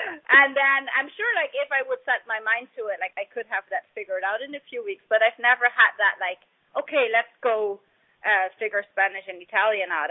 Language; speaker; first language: English; non-native, fluent; Dutch